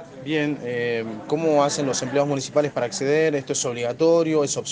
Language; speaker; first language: Spanish; native; Spanish